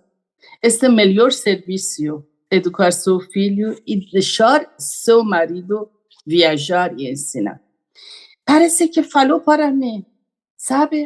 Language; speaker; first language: Portuguese; non-native, learner; Persian